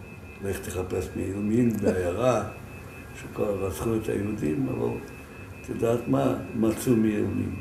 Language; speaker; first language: Hebrew; non-native, fluent; Yiddish